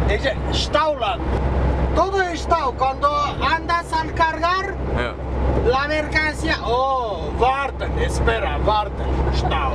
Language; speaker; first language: Spanish; non-native, fluent; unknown